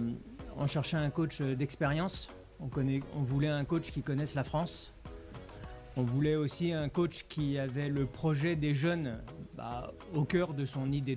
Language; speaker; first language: French; native; French